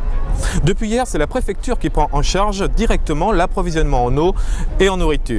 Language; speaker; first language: French; native; French